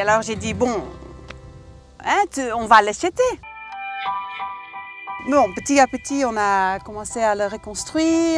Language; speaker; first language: French; non-native, fluent; Dutch